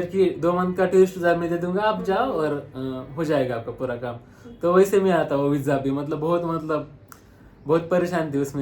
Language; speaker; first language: Hindi; non-native, local second language; Marathi